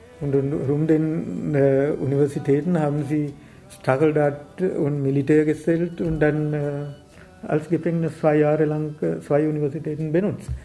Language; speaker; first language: German; non-native, learner; Sinhala